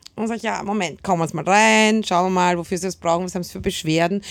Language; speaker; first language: German; native; German